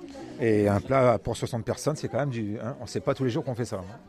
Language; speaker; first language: French; native; French